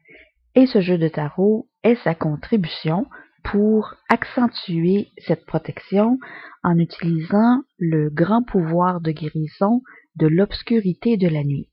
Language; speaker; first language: French; native; French